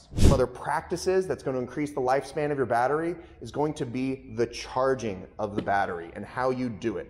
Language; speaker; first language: English; native; English